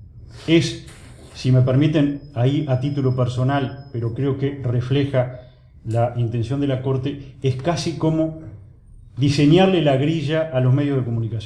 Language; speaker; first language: Spanish; native; Spanish